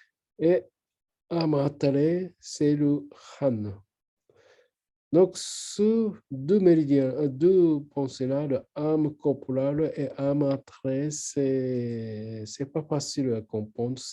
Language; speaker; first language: French; non-native, learner; Japanese